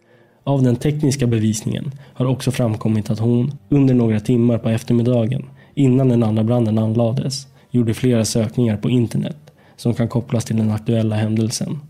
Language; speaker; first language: Swedish; native; Swedish